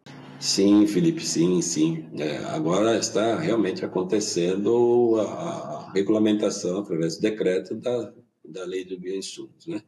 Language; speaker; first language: Portuguese; native; Portuguese